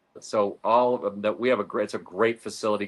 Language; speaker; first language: English; native; English